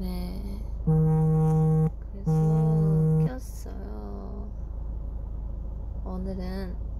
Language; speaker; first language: Korean; non-native, fluent; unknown